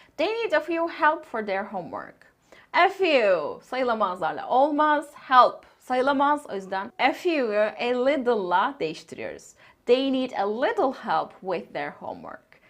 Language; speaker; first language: English; non-native, fluent; Turkish